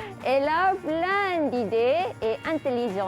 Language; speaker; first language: French; non-native, fluent; Malay